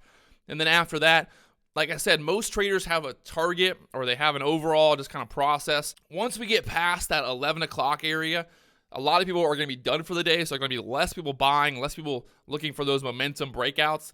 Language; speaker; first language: English; native; English